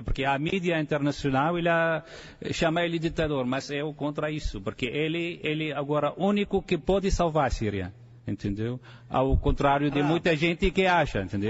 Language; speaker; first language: Portuguese; non-native, fluent; Arabic